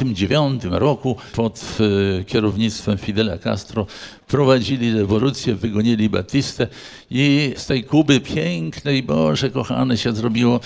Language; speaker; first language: Polish; native; Polish